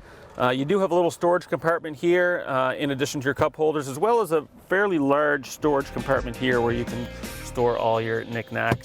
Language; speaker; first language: English; native; English